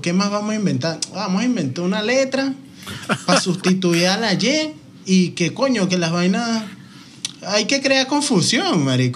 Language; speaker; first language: Spanish; native; Spanish